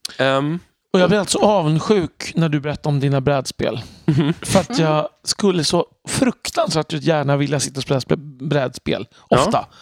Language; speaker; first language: Swedish; native; Swedish